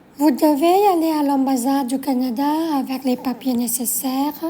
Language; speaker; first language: French; non-native, fluent; Thai